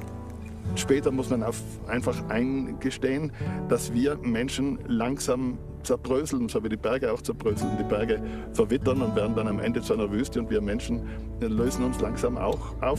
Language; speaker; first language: German; native; German